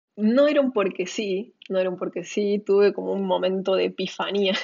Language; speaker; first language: Spanish; native; Spanish